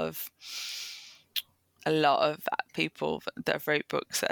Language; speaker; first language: English; native; English